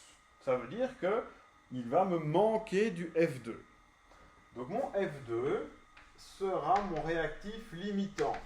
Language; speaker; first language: French; native; French